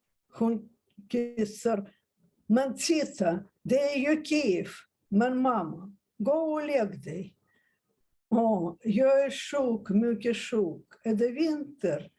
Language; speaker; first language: Swedish; non-native, fluent; Russian